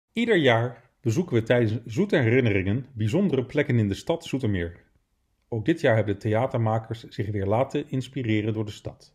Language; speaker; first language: Dutch; native; Dutch